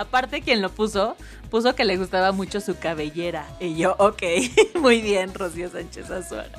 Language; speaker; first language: Spanish; native; Spanish